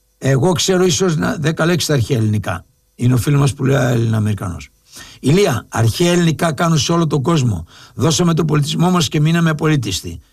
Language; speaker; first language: Greek; native; Greek